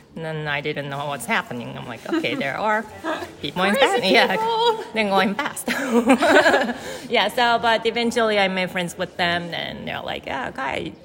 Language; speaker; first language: English; non-native, fluent; Japanese